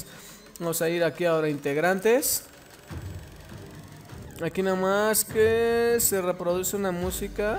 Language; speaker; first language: Spanish; native; Spanish